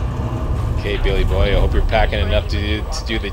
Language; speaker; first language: English; native; English